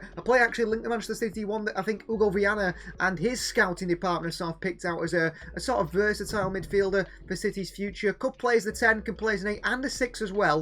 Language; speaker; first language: English; native; English